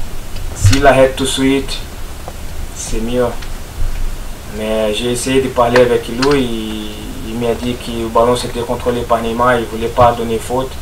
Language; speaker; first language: French; non-native, fluent; Portuguese